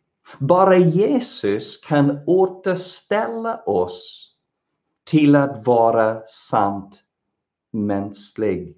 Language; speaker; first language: Swedish; non-native, fluent; English